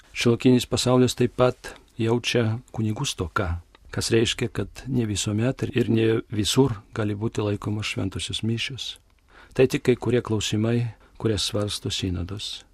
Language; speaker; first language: Lithuanian; early bilingual, heritage; Lithuanian